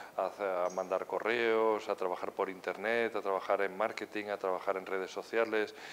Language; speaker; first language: Spanish; native; Spanish